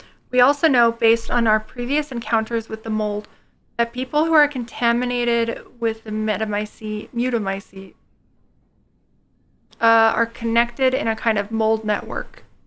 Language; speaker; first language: English; native; English